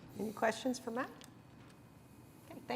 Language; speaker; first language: English; native; English